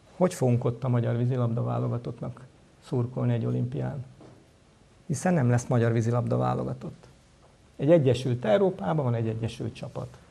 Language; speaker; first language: Hungarian; native; Hungarian